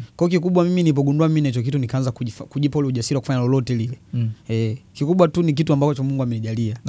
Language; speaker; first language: Swahili; early bilingual, other home language; Bembe